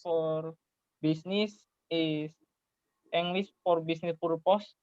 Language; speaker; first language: English; non-native, learner; Indonesian